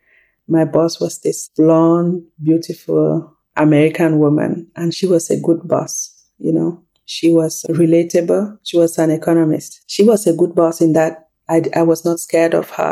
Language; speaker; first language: English; non-native, local second language; French